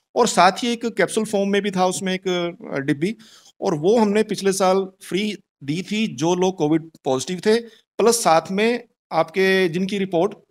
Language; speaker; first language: Hindi; native; Hindi